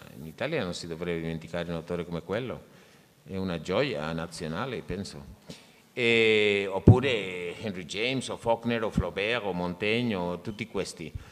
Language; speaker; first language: Italian; non-native, fluent; Spanish